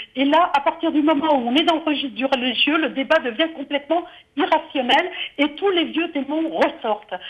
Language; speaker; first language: French; native; French